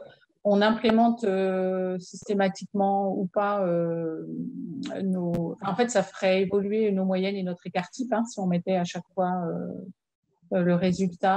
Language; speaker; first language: French; native; French